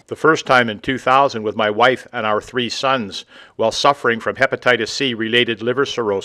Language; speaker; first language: English; native; English